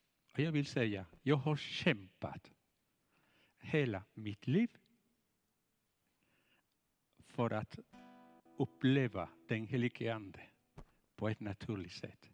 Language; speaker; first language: Swedish; non-native, fluent; Spanish